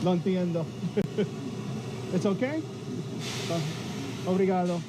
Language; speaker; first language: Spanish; non-native, learner; English